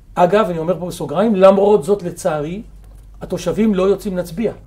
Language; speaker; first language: Hebrew; native; Hebrew